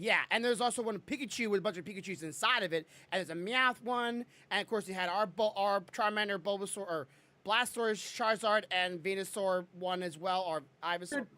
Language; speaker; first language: English; native; English